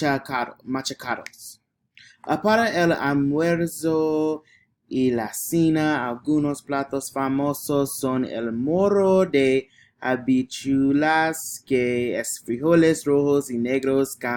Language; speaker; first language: Spanish; non-native, learner; English